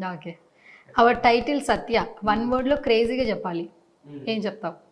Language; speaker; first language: Telugu; native; Telugu